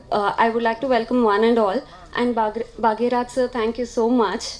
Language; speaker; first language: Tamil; non-native, learner; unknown